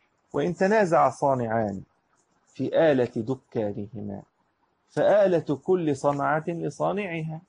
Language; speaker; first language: Arabic; native; Arabic